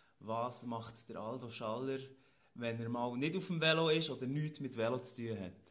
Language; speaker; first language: German; native; German